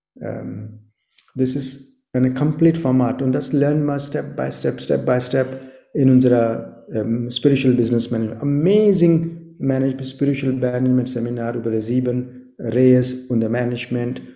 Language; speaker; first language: German; non-native, fluent; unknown